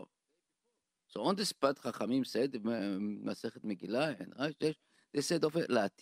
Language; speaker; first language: English; non-native, fluent; Hebrew